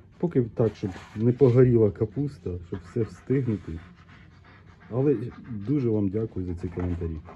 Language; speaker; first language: Ukrainian; native; Ukrainian